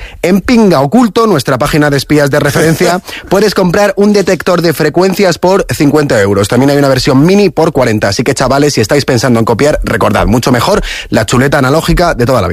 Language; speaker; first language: Spanish; native; Spanish